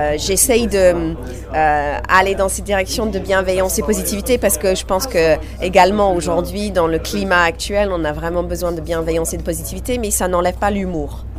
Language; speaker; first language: French; non-native, fluent; English